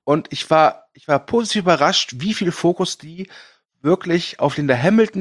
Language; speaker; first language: German; native; German